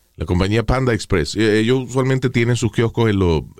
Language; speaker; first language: Spanish; native; Spanish